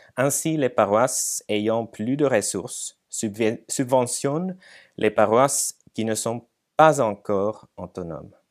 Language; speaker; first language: French; non-native, fluent; Finnish